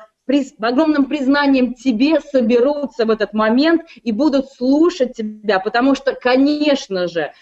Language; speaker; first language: Russian; native; Russian